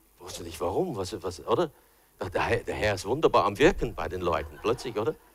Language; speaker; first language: German; early bilingual, other home language; English